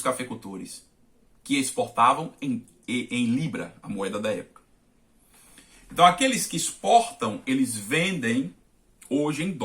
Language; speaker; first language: Portuguese; native; Portuguese